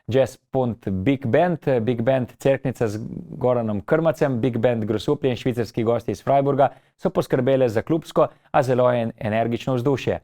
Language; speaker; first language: Slovenian; native; Slovenian